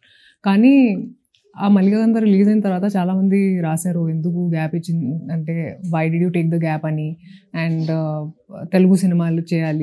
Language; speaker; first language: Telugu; non-native, local second language; Hindi